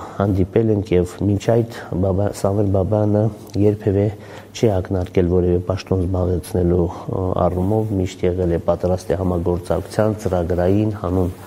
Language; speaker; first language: Armenian; native; Armenian